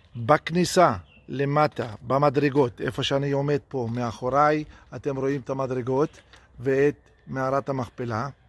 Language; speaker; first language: Hebrew; non-native, local second language; Arabic